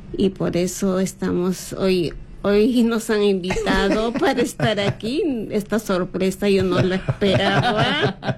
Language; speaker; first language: Spanish; native; Spanish